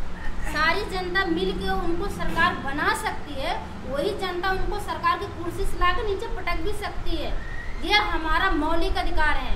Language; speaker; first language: Hindi; native; Hindi